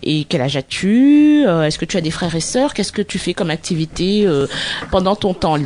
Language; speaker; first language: French; native; French